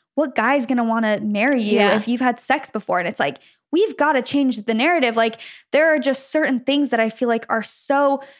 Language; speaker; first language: English; native; English